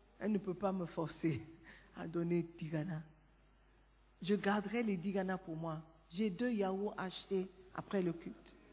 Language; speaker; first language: French; non-native, fluent; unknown